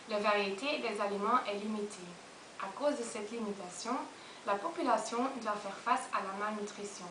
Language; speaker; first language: French; non-native, learner; Dutch